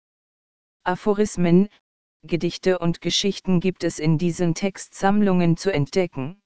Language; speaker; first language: German; native; German